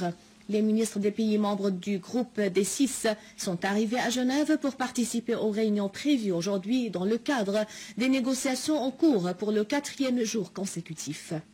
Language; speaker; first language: French; non-native, fluent; Arabic